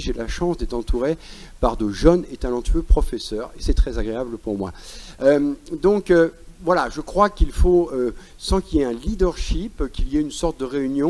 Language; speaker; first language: French; native; French